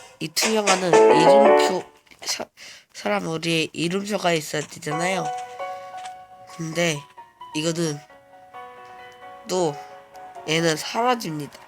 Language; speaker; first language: Korean; native; Korean